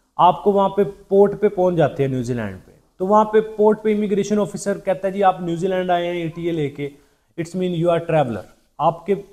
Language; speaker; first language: Urdu; native; Urdu